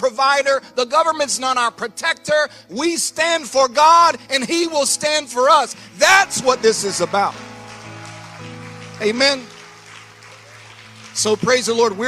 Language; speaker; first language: English; native; English